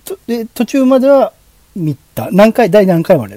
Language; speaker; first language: Japanese; native; Japanese